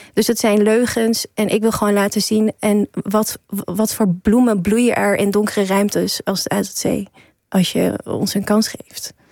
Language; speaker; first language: Dutch; early bilingual, other home language; Persian